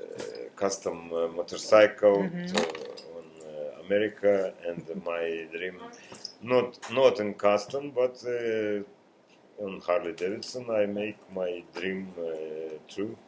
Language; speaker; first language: English; non-native, learner; Russian